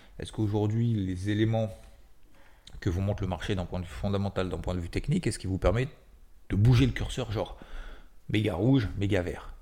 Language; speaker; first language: French; native; French